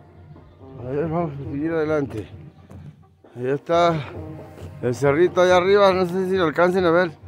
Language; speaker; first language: Spanish; native; Spanish